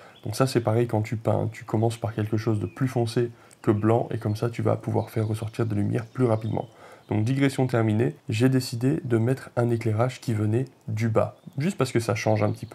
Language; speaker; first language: French; native; French